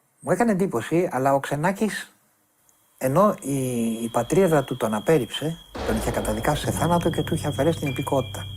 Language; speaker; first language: Greek; native; Greek